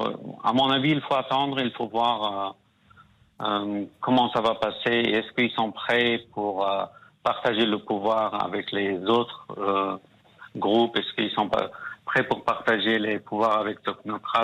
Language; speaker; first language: French; non-native, fluent; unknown